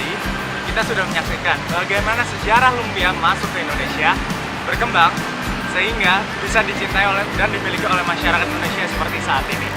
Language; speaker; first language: Indonesian; native; Indonesian